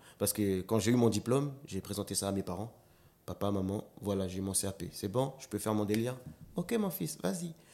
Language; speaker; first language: French; non-native, local second language; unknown